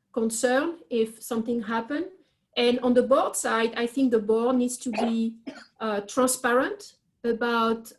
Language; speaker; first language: English; non-native, fluent; French